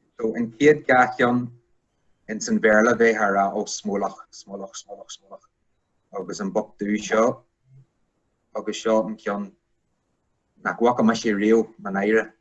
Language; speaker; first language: Irish; non-native, local second language; English